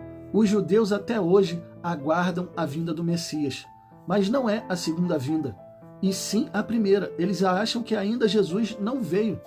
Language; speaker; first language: Portuguese; native; Portuguese